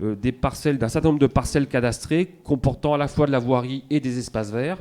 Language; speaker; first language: French; native; French